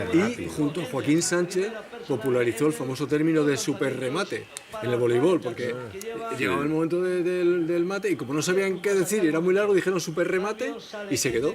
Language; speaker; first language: Spanish; native; Spanish